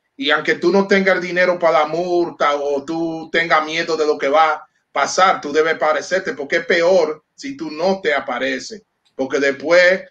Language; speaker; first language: Spanish; early bilingual, heritage; Spanish